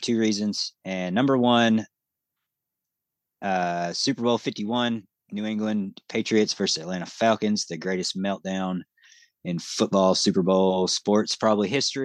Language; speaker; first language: English; native; English